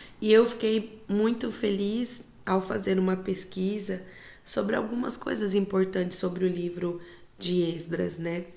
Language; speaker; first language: Portuguese; native; Portuguese